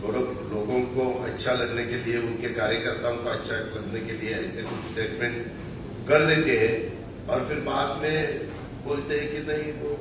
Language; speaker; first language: Hindi; non-native, local second language; Marathi